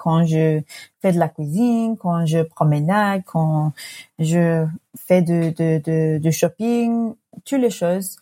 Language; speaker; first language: French; non-native, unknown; English